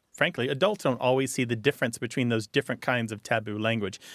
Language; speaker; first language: English; native; English